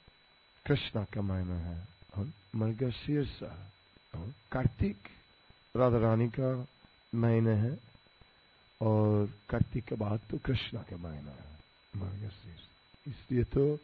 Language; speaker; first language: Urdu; non-native, learner; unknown